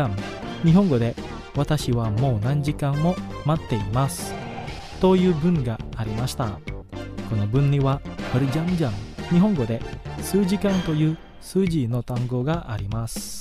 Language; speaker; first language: Japanese; non-native, fluent; Indonesian